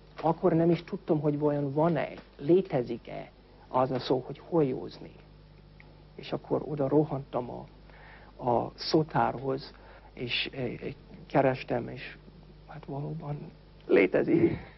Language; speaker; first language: Hungarian; non-native, fluent; English